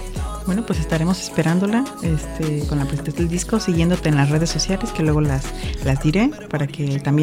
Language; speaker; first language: Spanish; native; Spanish